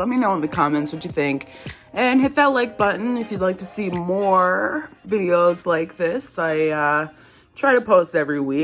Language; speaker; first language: English; native; English